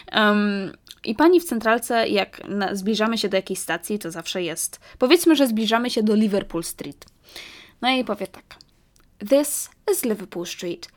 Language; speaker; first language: Polish; early bilingual, heritage; Polish